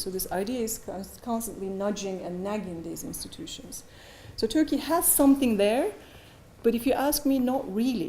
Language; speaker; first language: English; non-native, fluent; Turkish